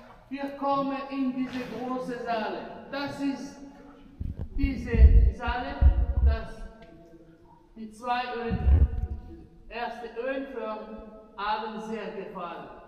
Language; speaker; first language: German; non-native, learner; French